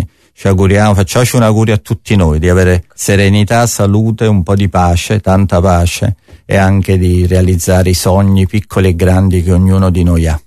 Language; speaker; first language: Italian; native; Italian